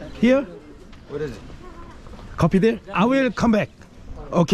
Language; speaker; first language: English; non-native, learner; Korean